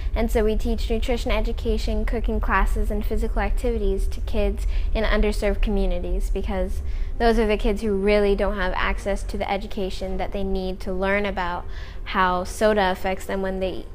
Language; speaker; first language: English; native; English